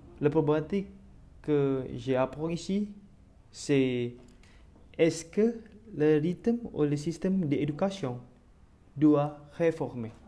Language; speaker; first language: French; non-native, learner; Indonesian